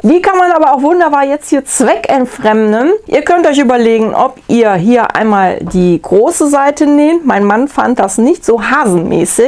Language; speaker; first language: German; native; German